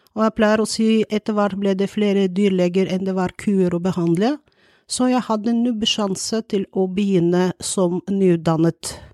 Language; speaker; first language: Norwegian; non-native, fluent; Bulgarian